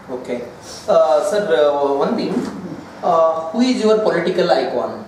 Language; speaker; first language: Hindi; non-native, local second language; Kannada